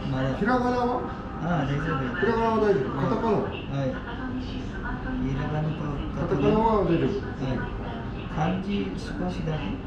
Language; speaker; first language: Japanese; non-native, learner; Nepali